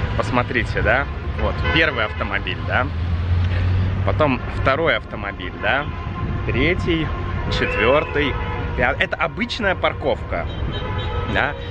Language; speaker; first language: Russian; native; Russian